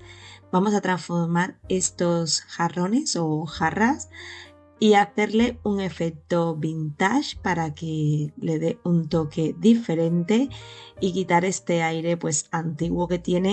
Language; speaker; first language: Spanish; native; Spanish